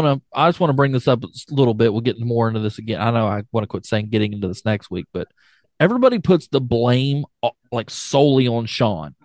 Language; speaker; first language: English; native; English